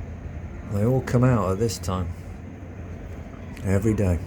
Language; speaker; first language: English; native; English